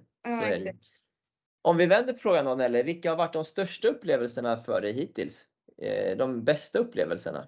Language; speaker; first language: Swedish; native; Swedish